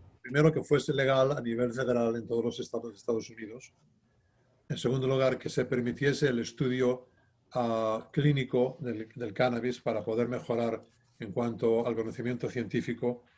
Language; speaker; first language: Spanish; native; Spanish